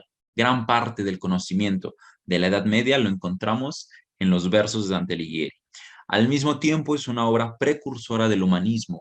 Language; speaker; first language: Spanish; native; Spanish